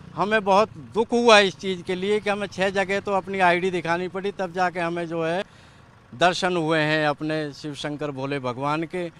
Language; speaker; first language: Hindi; native; Hindi